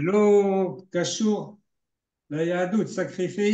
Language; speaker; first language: Hebrew; non-native, fluent; French